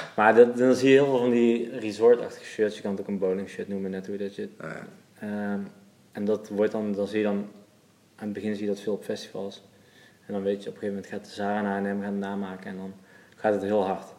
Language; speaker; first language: Dutch; native; Dutch